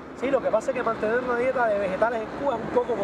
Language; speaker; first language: Spanish; native; Spanish